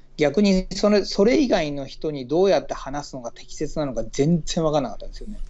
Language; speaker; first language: Japanese; native; Japanese